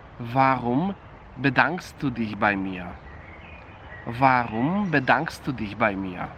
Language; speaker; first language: German; non-native, fluent; Polish